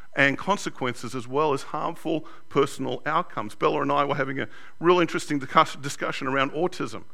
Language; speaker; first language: English; native; English